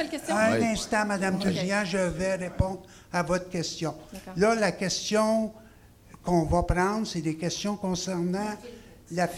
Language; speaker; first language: French; native; French